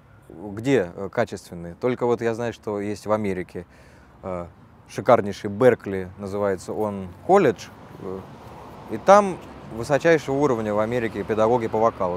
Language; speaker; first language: Russian; native; Russian